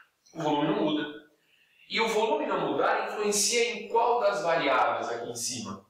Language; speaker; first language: Portuguese; native; Portuguese